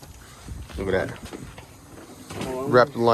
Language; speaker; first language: English; native; English